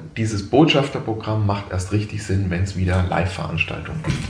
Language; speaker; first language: German; native; German